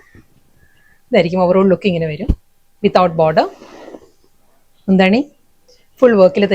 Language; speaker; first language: Malayalam; native; Malayalam